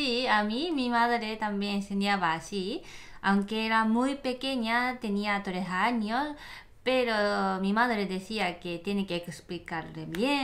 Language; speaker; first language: Spanish; non-native, learner; Japanese